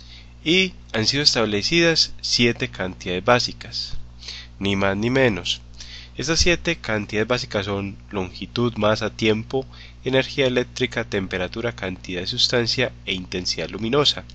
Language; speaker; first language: Spanish; native; Spanish